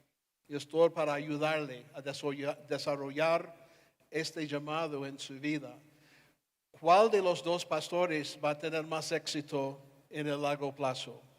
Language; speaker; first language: Spanish; non-native, fluent; English